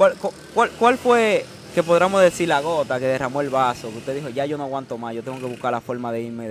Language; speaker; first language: Spanish; native; Spanish